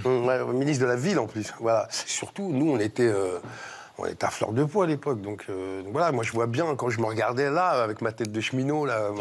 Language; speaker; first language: French; native; French